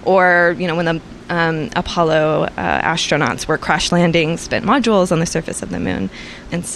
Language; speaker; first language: English; native; English